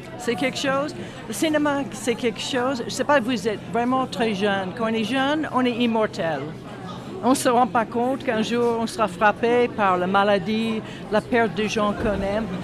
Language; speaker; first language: French; non-native, fluent; English